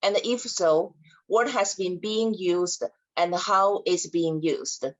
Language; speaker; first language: English; non-native, fluent; Chinese